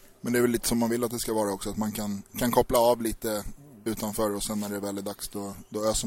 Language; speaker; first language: Swedish; native; Swedish